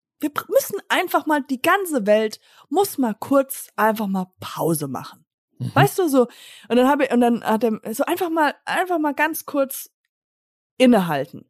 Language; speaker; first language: German; early bilingual, other home language; English